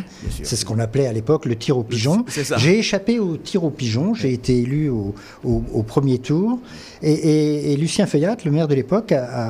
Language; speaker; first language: French; non-native, local second language; Catalan